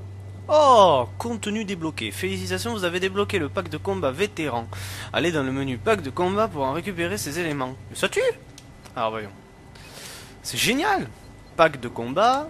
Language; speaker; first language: French; native; French